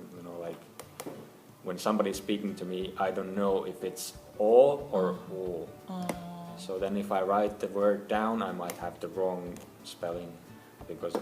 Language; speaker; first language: English; non-native, fluent; Finnish